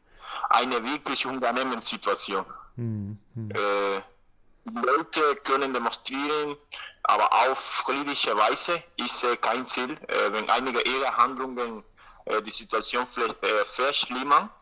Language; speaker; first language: German; non-native, learner; Spanish